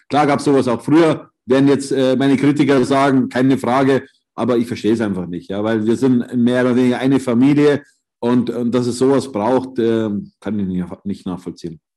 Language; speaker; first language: German; native; German